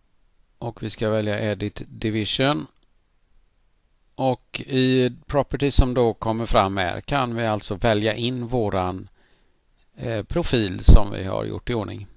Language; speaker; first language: Swedish; native; Swedish